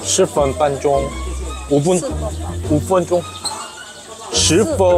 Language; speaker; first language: Chinese; non-native, learner; Korean